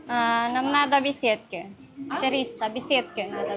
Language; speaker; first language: Russian; non-native, learner; Filipino